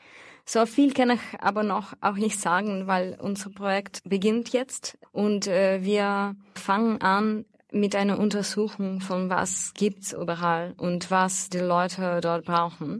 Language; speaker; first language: German; non-native, fluent; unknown